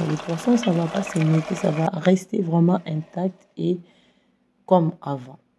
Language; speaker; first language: French; non-native, local second language; Lingala